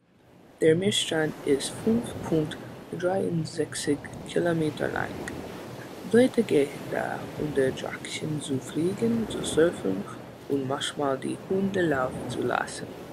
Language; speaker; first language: German; non-native, learner; English